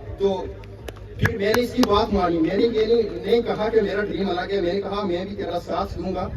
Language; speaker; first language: Hindi; non-native, local second language; Punjabi